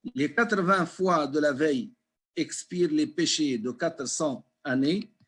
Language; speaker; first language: French; non-native, local second language; Arabic